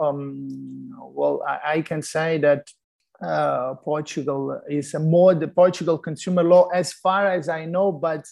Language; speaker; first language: English; non-native, fluent; Italian